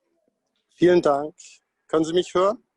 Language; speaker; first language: German; non-native, fluent; Danish